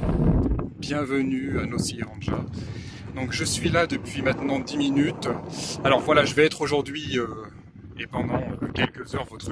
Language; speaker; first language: French; native; French